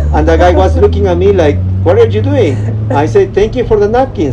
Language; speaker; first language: English; non-native, fluent; Spanish